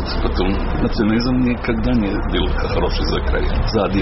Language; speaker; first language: Ukrainian; non-native, learner; Serbian